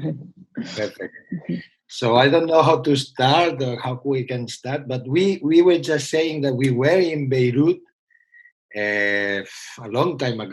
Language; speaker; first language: English; non-native, fluent; Spanish